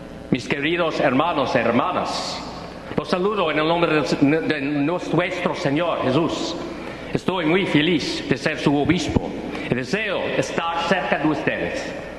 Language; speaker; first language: Spanish; non-native, learner; English